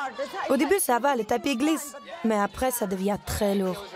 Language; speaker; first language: French; non-native, fluent; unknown